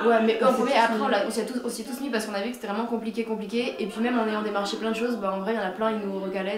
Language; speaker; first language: French; native; French